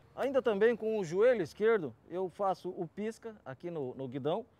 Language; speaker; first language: Portuguese; native; Portuguese